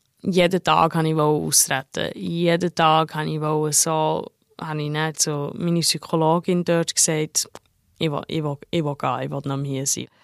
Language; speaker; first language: German; early bilingual, heritage; German